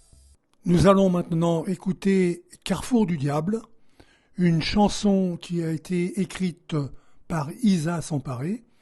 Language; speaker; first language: French; native; French